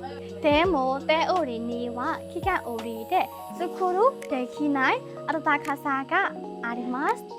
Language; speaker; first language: Japanese; non-native, learner; Burmese